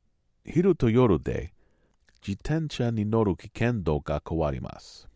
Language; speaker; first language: Japanese; non-native, learner; English